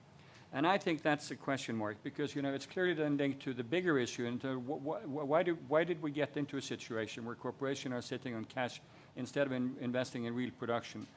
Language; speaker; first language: English; non-native, fluent; Norwegian